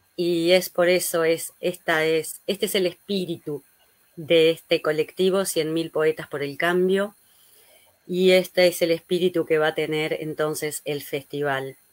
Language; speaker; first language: Spanish; native; Spanish